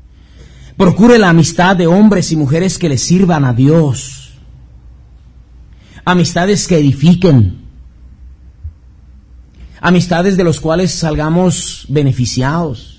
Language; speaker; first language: Spanish; native; Spanish